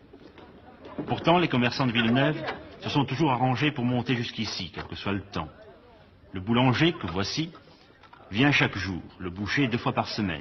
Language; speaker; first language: French; native; French